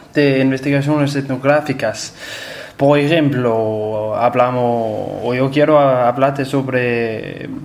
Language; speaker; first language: Spanish; non-native, learner; Danish